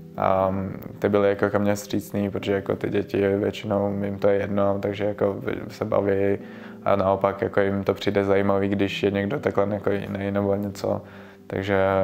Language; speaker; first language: Czech; early bilingual, other home language; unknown